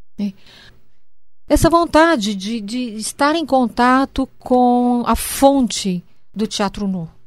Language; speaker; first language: Portuguese; early bilingual, other home language; Japanese